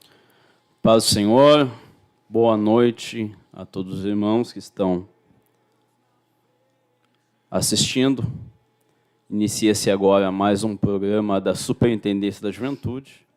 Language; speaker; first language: Portuguese; native; Portuguese